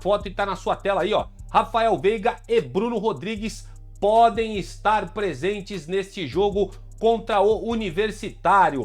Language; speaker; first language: Portuguese; native; Portuguese